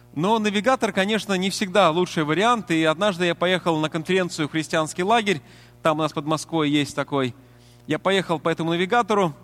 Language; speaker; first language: Russian; native; Russian